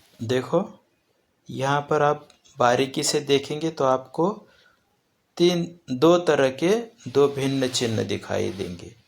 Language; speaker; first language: Hindi; non-native, local second language; Marathi